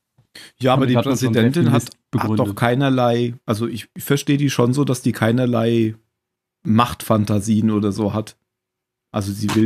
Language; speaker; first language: German; native; German